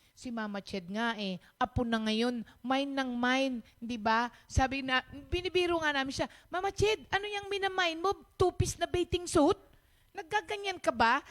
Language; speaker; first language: Filipino; non-native, local second language; Pampanga